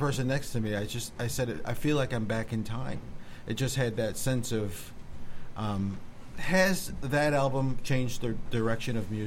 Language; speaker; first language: English; native; English